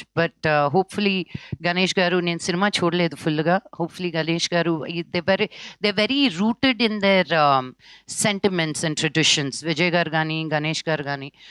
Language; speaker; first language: Telugu; native; Telugu